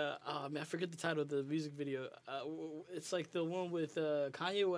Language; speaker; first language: English; early bilingual, other home language; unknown